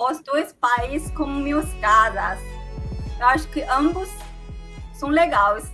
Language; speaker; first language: Portuguese; non-native, fluent; Chinese